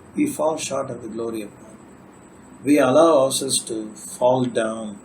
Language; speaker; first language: English; non-native, local second language; Tamil